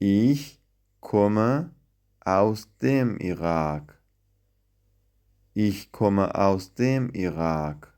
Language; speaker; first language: German; non-native, fluent; Central Kurdish